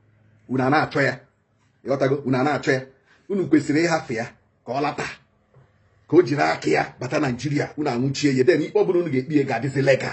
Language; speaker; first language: Igbo; native; Igbo